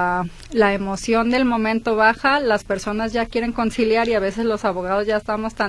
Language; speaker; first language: Spanish; native; Spanish